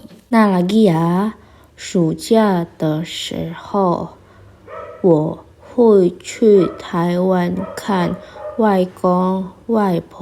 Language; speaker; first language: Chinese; non-native, fluent; Indonesian